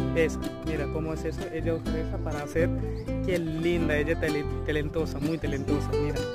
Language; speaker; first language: Spanish; non-native, learner; Hindi